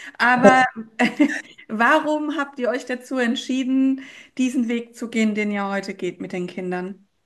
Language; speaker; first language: German; native; German